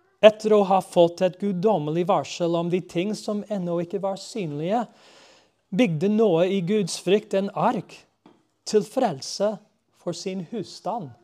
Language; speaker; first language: Norwegian; non-native, fluent; English